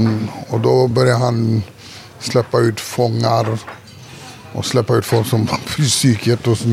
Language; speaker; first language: Swedish; early bilingual, other home language; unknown